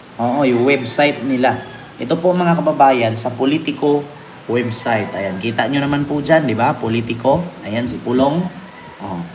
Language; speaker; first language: Filipino; non-native, local second language; Cebuano